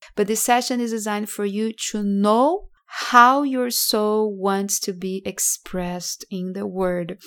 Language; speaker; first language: English; non-native, fluent; Portuguese